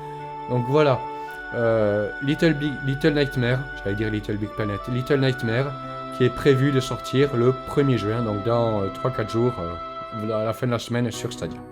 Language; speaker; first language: French; native; French